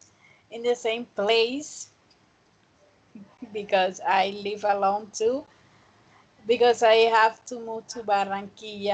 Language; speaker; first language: English; non-native, fluent; Spanish